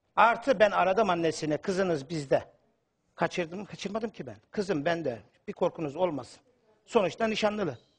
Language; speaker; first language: Turkish; native; Turkish